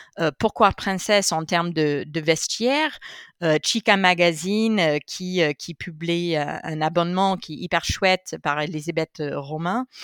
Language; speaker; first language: French; non-native, fluent; English